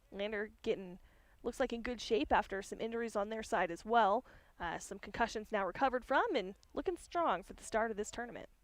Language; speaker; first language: English; native; English